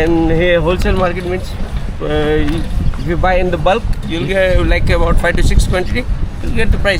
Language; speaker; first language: English; non-native, local second language; Hindi